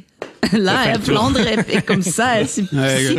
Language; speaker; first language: French; non-native, learner; Dutch